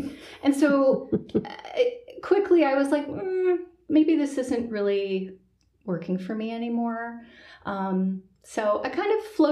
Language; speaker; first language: English; native; English